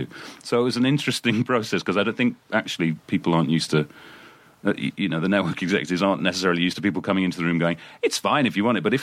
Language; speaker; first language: English; native; English